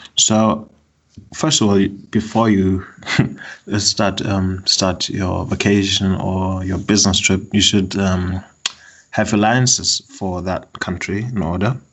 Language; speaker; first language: English; non-native, fluent; German